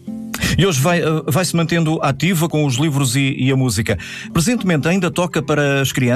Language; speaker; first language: Portuguese; native; Portuguese